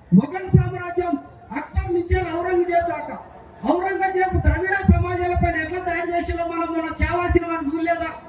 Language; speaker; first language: Telugu; non-native, local second language; Koya